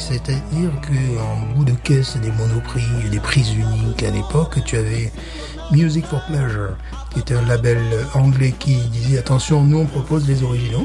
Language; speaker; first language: French; native; French